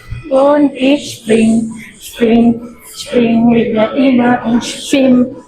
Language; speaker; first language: German; non-native, learner; Indonesian